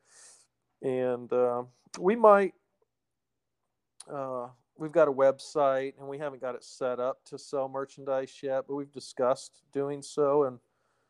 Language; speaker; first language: English; native; English